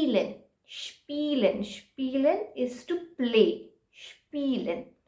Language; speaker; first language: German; non-native, fluent; Marathi